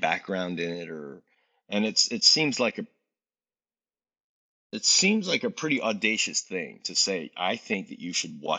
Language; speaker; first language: English; native; English